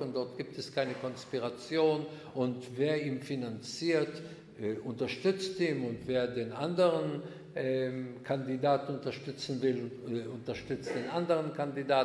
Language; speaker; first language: German; non-native, fluent; Hebrew